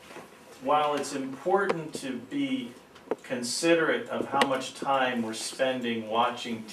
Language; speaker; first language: English; native; English